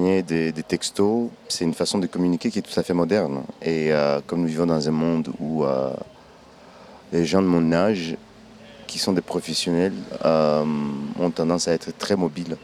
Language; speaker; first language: French; non-native, local second language; Kinyarwanda